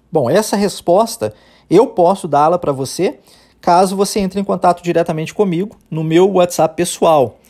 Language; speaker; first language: Portuguese; early bilingual, heritage; Portuguese